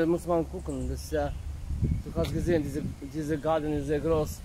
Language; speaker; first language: German; non-native, learner; Russian